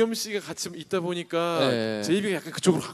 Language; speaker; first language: Korean; native; Korean